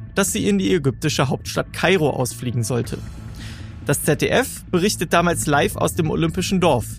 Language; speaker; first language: German; native; German